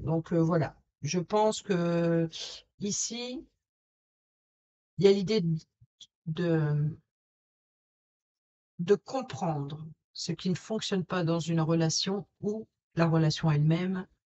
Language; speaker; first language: French; native; French